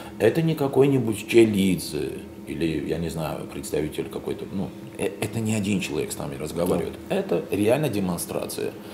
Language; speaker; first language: Russian; non-native, local second language; Georgian